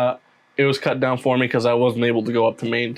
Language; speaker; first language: English; native; English